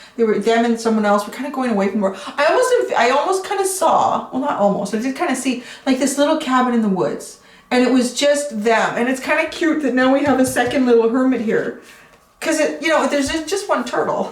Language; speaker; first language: English; native; English